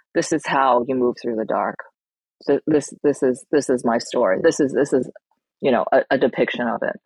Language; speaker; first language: English; early bilingual, other home language; Chinese